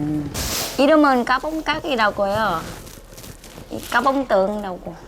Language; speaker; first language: Korean; non-native, learner; Vietnamese